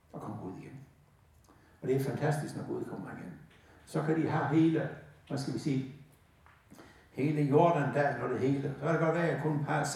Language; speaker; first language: Danish; native; Danish